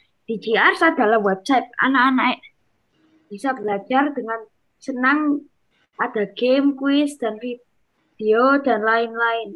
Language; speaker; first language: Indonesian; non-native, local second language; English